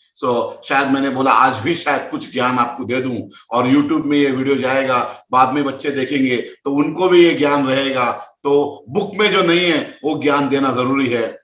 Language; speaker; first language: Hindi; non-native, local second language; Konkani